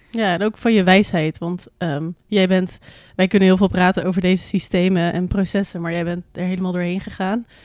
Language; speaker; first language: Dutch; native; Dutch